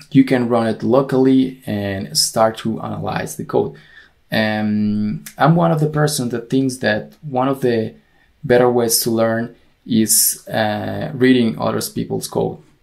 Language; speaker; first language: English; non-native, fluent; Spanish